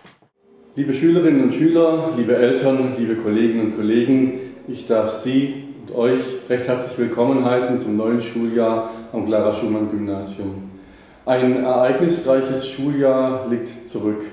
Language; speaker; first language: German; native; German